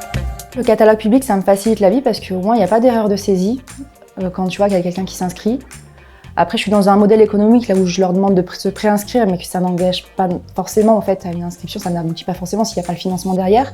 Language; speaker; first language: French; native; French